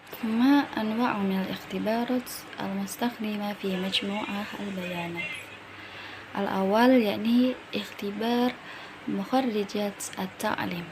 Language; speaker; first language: Arabic; non-native, learner; Indonesian